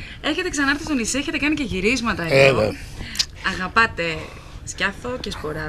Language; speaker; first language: Greek; native; Greek